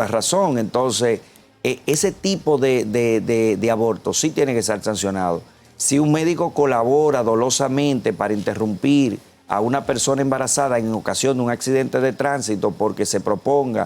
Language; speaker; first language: Spanish; native; Spanish